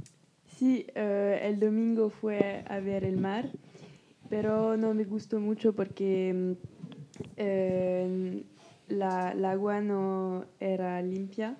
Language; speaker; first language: Spanish; non-native, learner; French